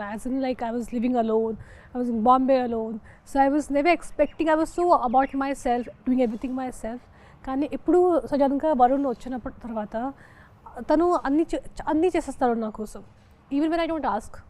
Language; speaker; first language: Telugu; non-native, local second language; Hindi